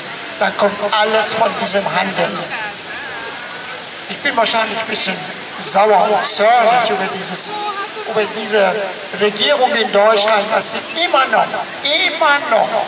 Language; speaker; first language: German; non-native, fluent; Persian